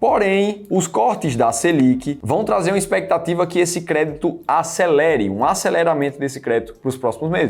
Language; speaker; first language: Portuguese; native; Portuguese